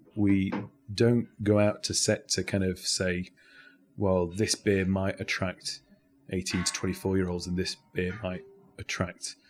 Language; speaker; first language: English; native; English